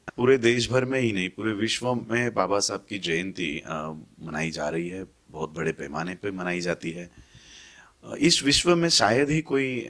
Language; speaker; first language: Hindi; non-native, local second language; Marathi